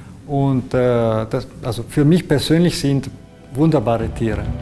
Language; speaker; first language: German; non-native, local second language; Italian